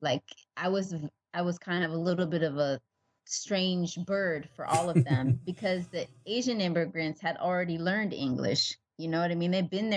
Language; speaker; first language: English; early bilingual, other home language; Oromo